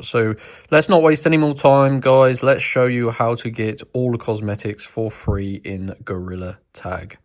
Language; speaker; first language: English; native; English